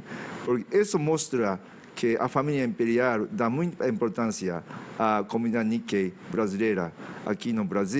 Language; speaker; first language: Portuguese; non-native, fluent; Japanese